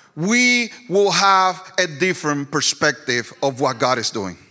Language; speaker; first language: English; non-native, fluent; Spanish